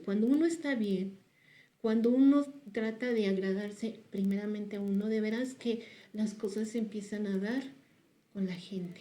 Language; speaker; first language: Spanish; native; Spanish